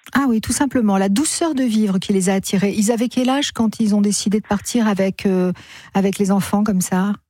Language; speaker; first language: French; native; French